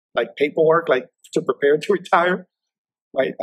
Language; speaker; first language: English; native; English